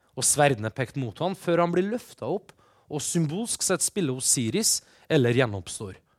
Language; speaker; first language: Norwegian; early bilingual, other home language; Persian